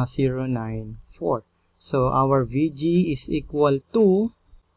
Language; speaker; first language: English; non-native, local second language; Filipino